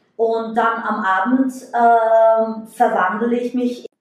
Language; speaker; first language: German; non-native, fluent; Bulgarian